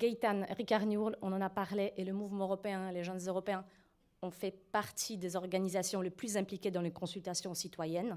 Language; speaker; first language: French; non-native, fluent; Polish